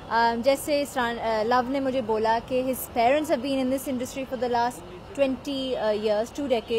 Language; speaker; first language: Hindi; non-native, fluent; English